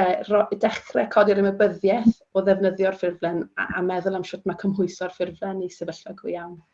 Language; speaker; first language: Welsh; native; Welsh